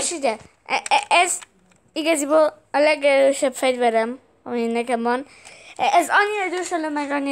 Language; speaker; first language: Hungarian; early bilingual, heritage; Hungarian